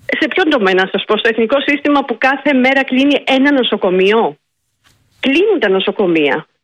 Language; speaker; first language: Greek; native; Greek